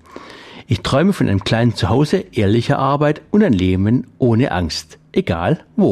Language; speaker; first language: German; native; German